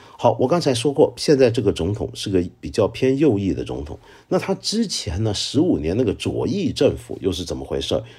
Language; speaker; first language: Chinese; non-native, local second language; Cantonese